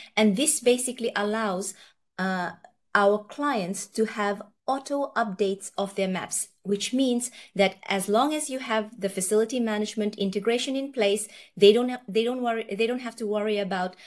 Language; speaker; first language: English; early bilingual, other home language; Nepali